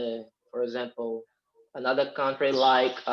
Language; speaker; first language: English; non-native, fluent; Portuguese